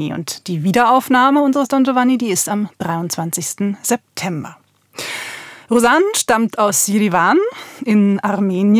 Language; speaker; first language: German; native; German